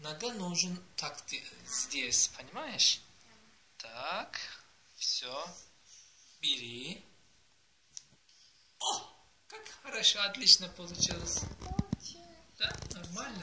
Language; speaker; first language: Russian; non-native, learner; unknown